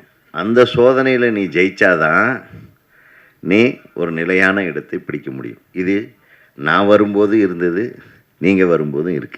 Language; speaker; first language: Tamil; native; Tamil